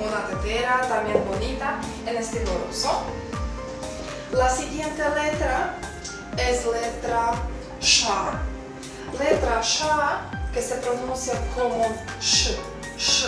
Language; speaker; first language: Spanish; non-native, fluent; Russian